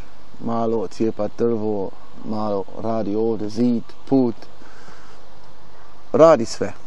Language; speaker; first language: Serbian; non-native, learner; German